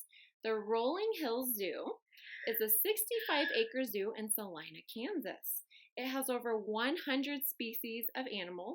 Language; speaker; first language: English; native; English